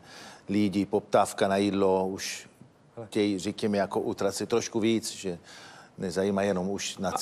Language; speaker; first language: Czech; non-native, fluent; Italian